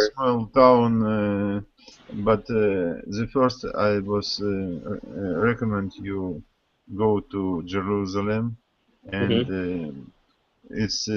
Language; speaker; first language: English; non-native, learner; Russian